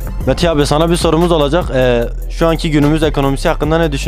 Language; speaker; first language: Turkish; native; Turkish